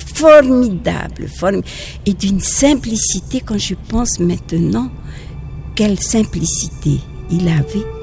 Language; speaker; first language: French; non-native, local second language; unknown